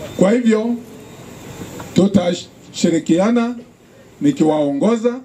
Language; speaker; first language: Swahili; non-native, local second language; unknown